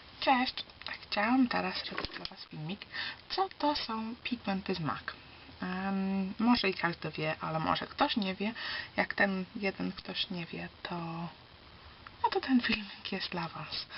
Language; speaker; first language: Polish; early bilingual, heritage; Polish